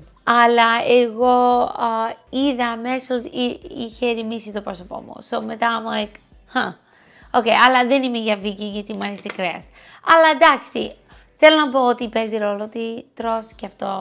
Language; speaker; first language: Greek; early bilingual, heritage; English